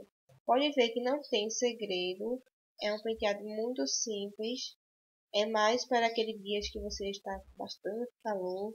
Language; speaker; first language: Portuguese; native; Portuguese